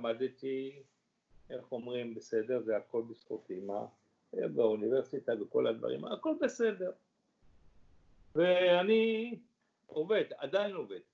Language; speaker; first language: Hebrew; early bilingual, other home language; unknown